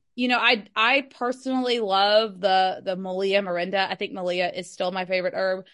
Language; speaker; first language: English; native; English